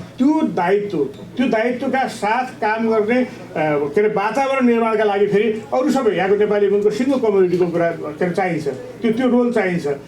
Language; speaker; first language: Nepali; native; Nepali